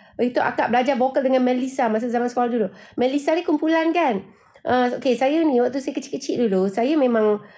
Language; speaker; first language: Malay; native; Malay